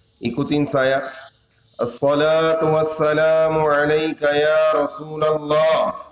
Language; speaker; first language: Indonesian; non-native, learner; Urdu